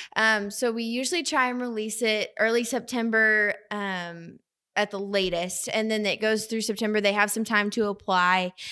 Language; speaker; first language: English; native; English